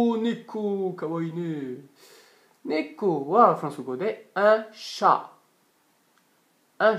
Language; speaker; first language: Japanese; non-native, fluent; French